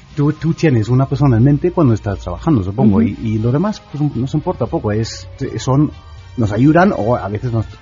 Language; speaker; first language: Spanish; non-native, fluent; English